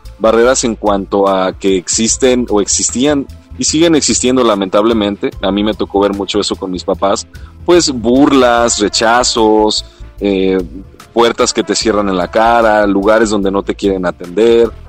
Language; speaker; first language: Spanish; non-native, local second language; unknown